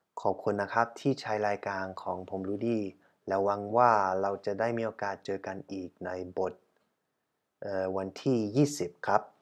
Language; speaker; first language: Thai; non-native, fluent; German